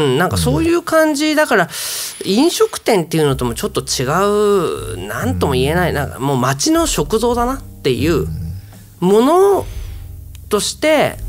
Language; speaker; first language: Japanese; native; Japanese